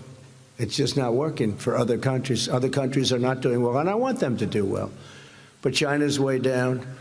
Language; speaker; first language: English; native; English